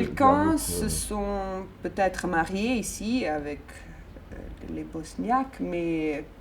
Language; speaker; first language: French; non-native, fluent; Bosnian